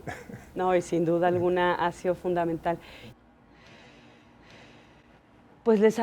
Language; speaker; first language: Spanish; native; Spanish